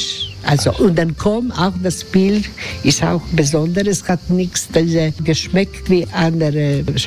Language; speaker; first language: German; non-native, learner; Croatian